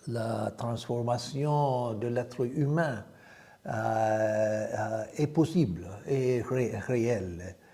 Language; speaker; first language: French; non-native, fluent; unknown